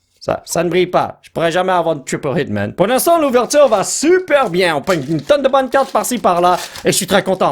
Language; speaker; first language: French; native; French